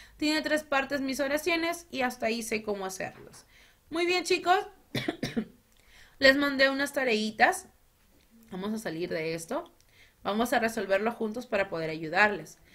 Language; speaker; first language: Spanish; native; Spanish